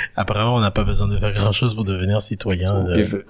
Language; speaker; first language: French; native; French